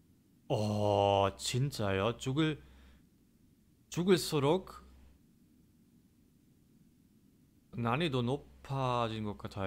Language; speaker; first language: Korean; non-native, fluent; German